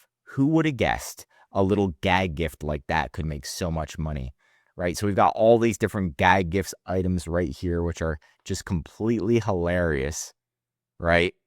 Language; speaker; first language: English; native; English